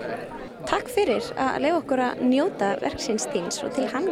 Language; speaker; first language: Icelandic; native; Icelandic